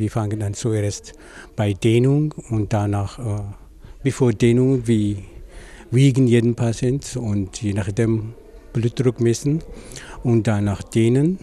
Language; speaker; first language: German; non-native, fluent; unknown